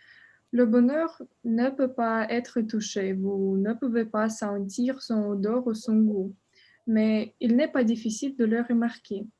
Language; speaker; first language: French; non-native, learner; Russian